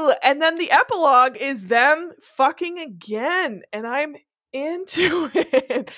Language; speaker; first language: English; non-native, fluent; French